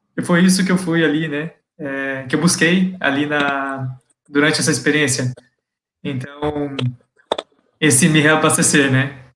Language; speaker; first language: Portuguese; native; Portuguese